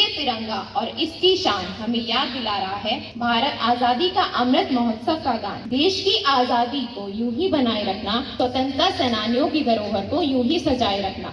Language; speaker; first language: Hindi; native; Hindi